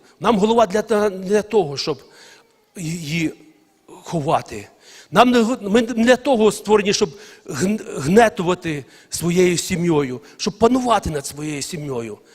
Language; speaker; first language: Ukrainian; non-native, local second language; Russian